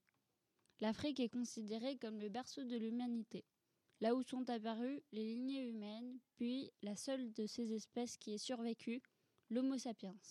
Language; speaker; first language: French; native; French